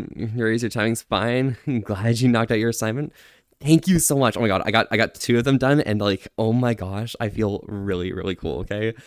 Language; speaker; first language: English; native; English